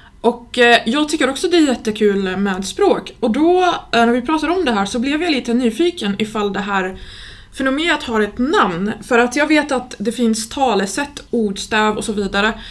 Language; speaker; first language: Swedish; non-native, fluent; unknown